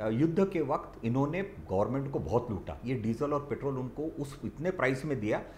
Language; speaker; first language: Hindi; non-native, local second language; Marathi